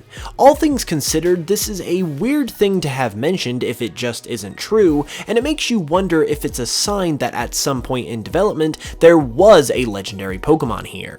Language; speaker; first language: English; native; English